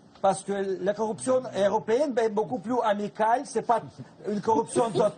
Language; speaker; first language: French; non-native, fluent; Russian